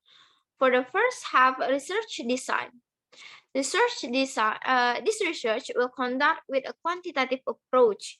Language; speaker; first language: English; non-native, learner; Indonesian